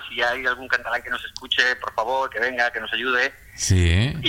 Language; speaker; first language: Spanish; native; Spanish